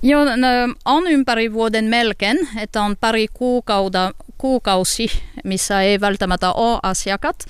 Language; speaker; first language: Finnish; non-native, learner; French